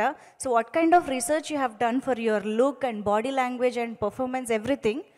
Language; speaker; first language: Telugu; native; Telugu